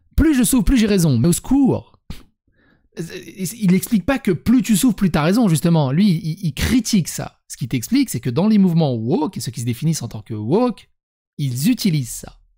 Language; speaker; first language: French; early bilingual, other home language; Serbian